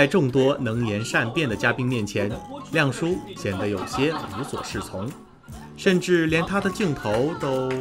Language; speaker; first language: Chinese; native; Chinese